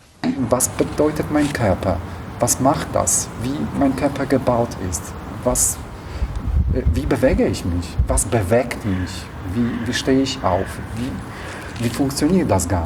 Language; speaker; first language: German; non-native, fluent; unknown